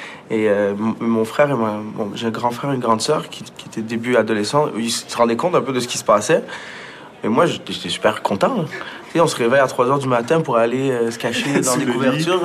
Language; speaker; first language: French; early bilingual, other home language; Arabic